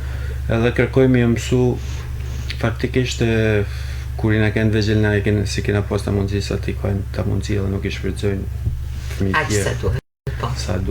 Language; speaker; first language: Albanian; native; Albanian